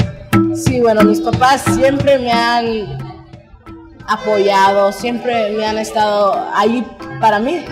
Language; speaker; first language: Spanish; early bilingual, heritage; Spanish